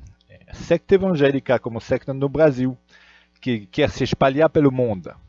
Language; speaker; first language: Portuguese; non-native, fluent; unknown